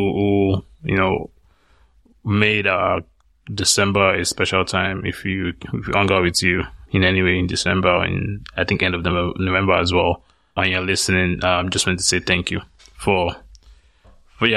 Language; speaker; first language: English; non-native, local second language; Yoruba